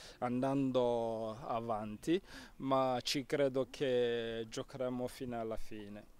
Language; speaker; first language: Italian; non-native, fluent; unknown